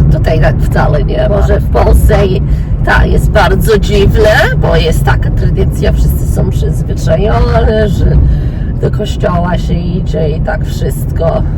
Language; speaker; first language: Polish; early bilingual, heritage; English